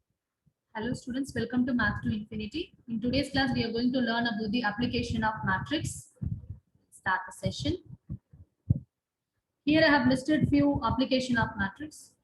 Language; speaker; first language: English; non-native, local second language; Tamil